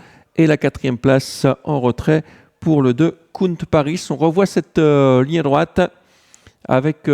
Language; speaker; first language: French; native; French